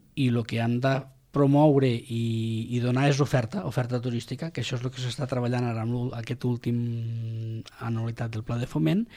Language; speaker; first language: Catalan; non-native, local second language; Spanish